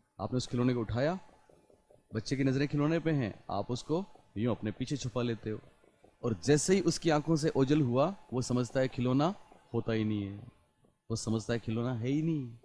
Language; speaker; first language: Hindi; native; Hindi